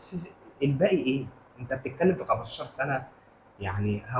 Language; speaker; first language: Arabic; native; Arabic